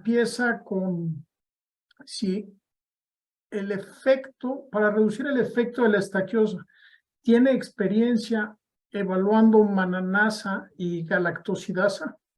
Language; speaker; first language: Spanish; native; Spanish